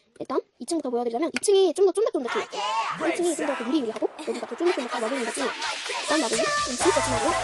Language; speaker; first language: Korean; native; Korean